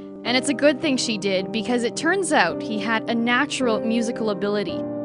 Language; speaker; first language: English; early bilingual, other home language; Ukrainian